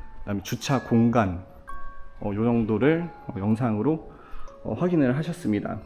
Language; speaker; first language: Korean; native; Korean